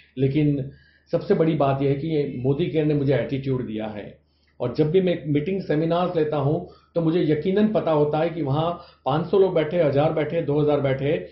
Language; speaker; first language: Hindi; non-native, local second language; Gujarati